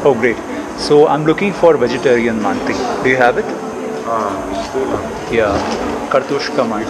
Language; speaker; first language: English; non-native, learner; Hindi